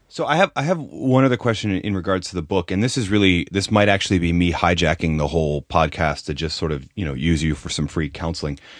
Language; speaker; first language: English; native; English